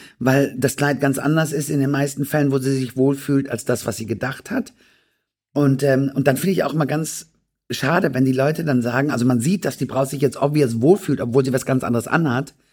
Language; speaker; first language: German; native; German